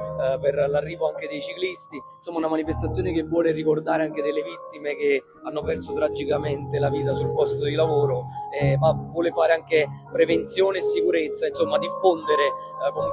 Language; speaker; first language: Italian; native; Italian